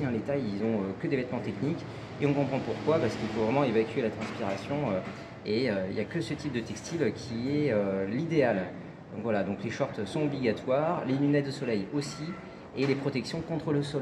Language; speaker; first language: French; native; French